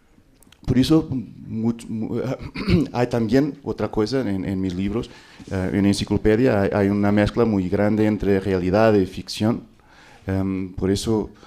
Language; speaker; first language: Spanish; non-native, fluent; Portuguese